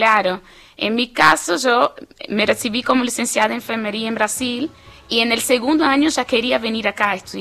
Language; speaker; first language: Spanish; non-native, fluent; Portuguese